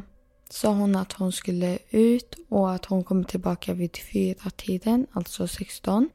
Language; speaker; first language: Swedish; early bilingual, other home language; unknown